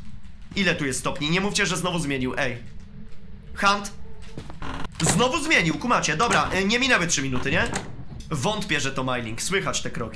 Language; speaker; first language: Polish; native; Polish